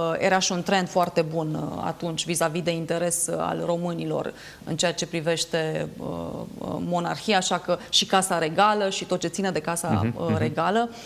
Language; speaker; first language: Romanian; native; Romanian